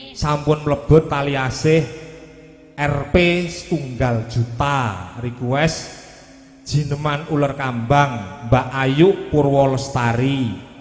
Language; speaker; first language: Javanese; native; Javanese